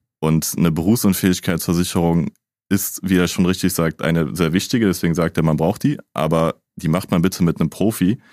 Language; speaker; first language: German; native; German